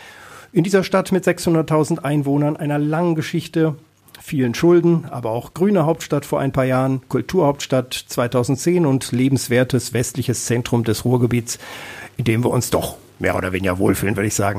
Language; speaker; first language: German; native; German